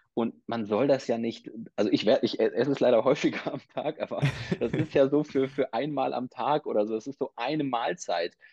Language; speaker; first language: German; native; German